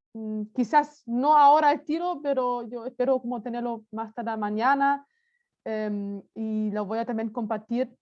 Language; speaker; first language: Spanish; non-native, fluent; German